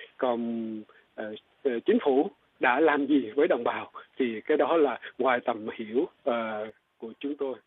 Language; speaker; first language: Vietnamese; non-native, local second language; Eastern Cham